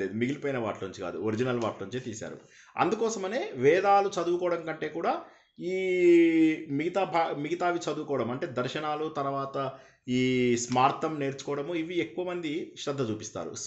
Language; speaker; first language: Telugu; native; Telugu